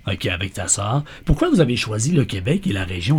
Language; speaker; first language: French; native; French